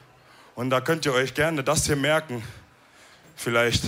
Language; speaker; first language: German; early bilingual, other home language; Wolof